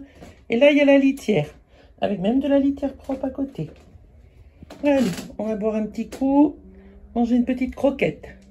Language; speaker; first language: French; native; French